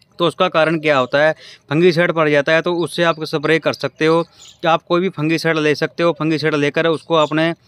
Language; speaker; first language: Hindi; non-native, local second language; Punjabi